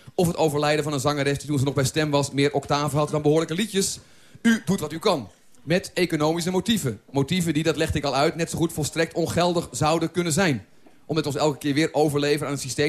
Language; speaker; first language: Dutch; native; Dutch